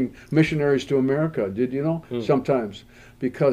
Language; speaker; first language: English; native; English